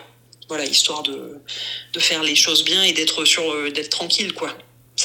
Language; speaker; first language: French; native; French